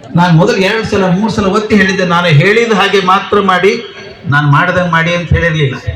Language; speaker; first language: Kannada; native; Kannada